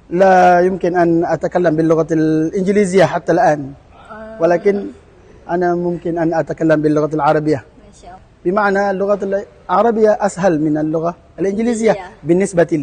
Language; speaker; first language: Arabic; non-native, fluent; Malay